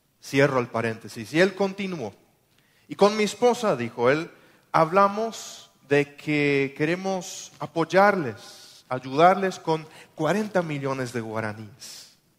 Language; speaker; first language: Spanish; non-native, local second language; German